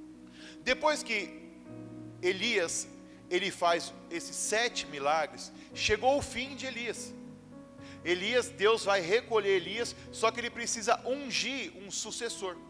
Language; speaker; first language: Portuguese; native; Portuguese